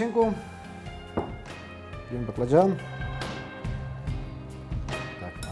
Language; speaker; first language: Polish; non-native, learner; Georgian